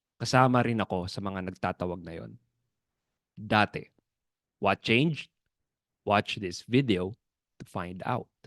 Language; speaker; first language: Filipino; native; Filipino